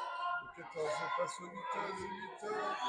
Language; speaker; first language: French; native; French